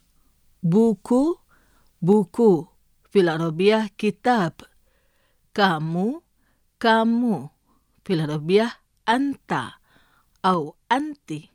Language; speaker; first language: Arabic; non-native, fluent; Indonesian